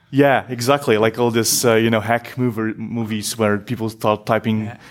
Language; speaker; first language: English; non-native, fluent; Polish